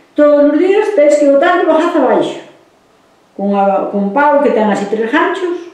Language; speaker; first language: Galician; native; Galician